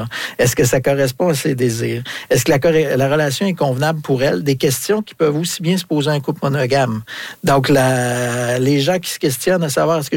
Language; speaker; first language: French; native; French